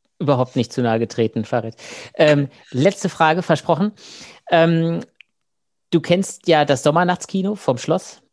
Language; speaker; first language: German; native; German